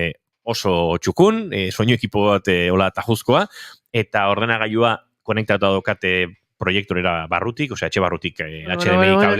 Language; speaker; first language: Basque; native; Basque